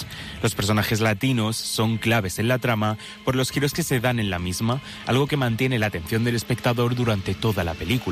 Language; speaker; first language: Spanish; native; Spanish